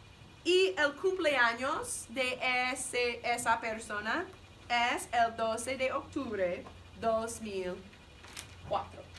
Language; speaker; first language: Spanish; non-native, fluent; English